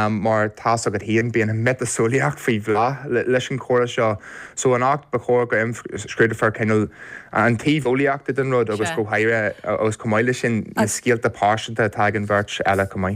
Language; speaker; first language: Irish; native; Irish